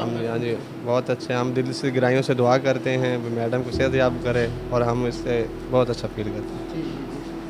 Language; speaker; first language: Hindi; non-native, local second language; Punjabi